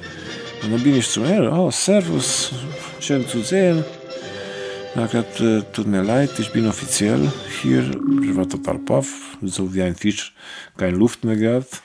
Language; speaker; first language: German; non-native, fluent; Romanian